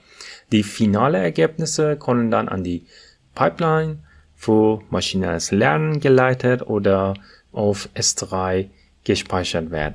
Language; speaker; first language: German; non-native, fluent; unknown